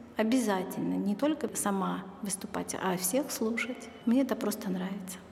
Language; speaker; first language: Russian; native; Russian